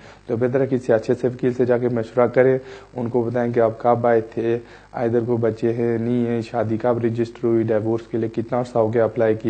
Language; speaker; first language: Urdu; native; Urdu